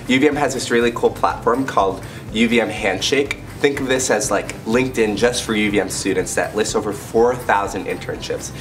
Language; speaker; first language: English; native; English